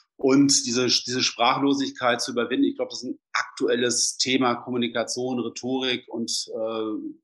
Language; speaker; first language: German; native; German